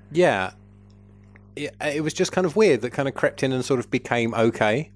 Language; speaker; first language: English; native; English